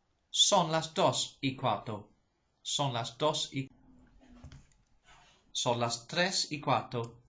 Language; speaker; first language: Spanish; non-native, fluent; English